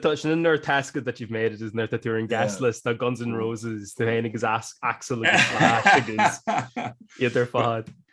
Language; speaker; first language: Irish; non-native, local second language; English